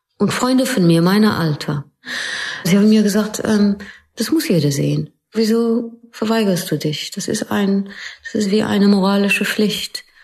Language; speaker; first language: German; non-native, fluent; Arabic